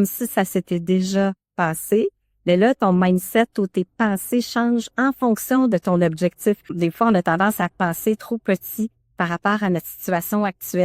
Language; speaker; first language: French; native; French